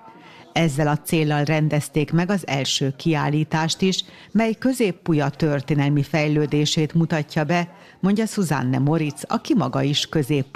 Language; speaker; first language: Hungarian; native; Hungarian